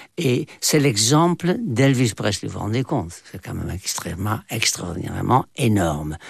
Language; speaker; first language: French; non-native, fluent; Dutch